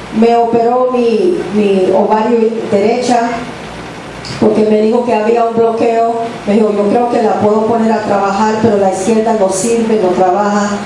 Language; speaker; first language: Spanish; early bilingual, heritage; English